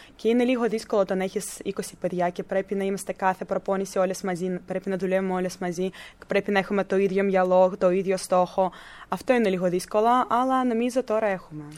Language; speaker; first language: Greek; non-native, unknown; Ukrainian